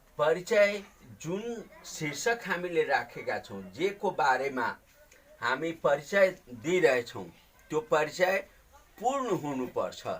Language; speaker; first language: Nepali; native; Nepali